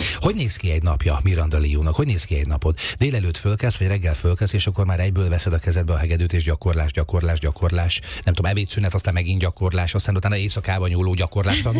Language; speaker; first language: Hungarian; native; Hungarian